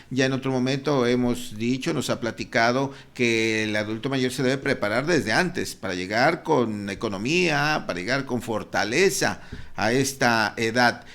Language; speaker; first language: Spanish; native; Spanish